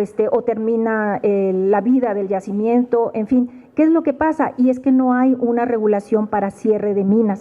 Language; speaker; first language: Spanish; native; Spanish